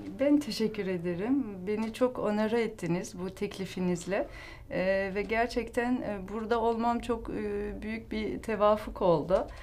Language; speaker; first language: Turkish; early bilingual, heritage; Turkish